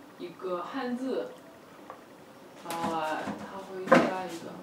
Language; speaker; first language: Chinese; non-native, fluent; Russian